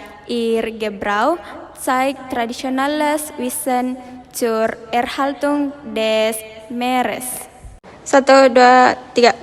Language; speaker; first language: German; non-native, learner; Indonesian